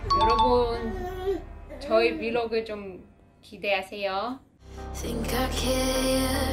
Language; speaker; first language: Korean; non-native, fluent; Russian